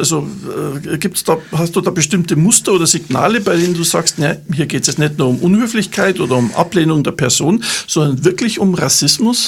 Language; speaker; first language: German; native; German